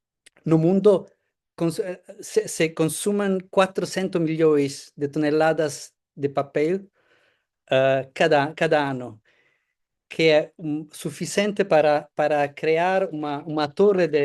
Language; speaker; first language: Portuguese; non-native, fluent; Italian